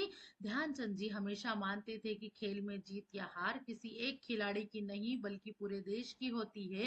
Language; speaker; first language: Hindi; native; Hindi